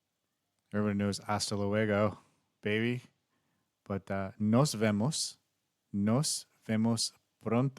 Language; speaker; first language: Spanish; non-native, learner; English